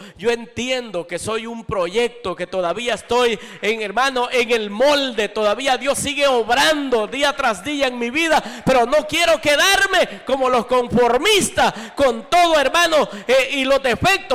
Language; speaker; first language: Spanish; native; Spanish